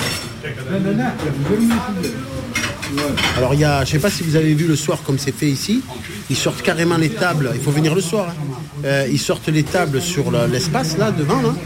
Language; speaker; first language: French; early bilingual, other home language; Arabic